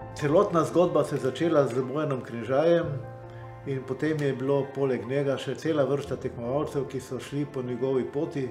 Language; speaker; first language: Slovenian; native; Slovenian